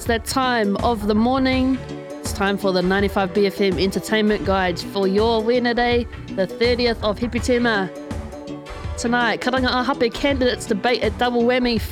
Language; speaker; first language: English; native; English